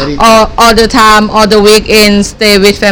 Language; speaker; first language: English; non-native, learner; Thai